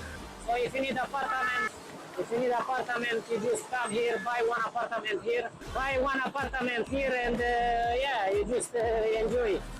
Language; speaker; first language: English; non-native, learner; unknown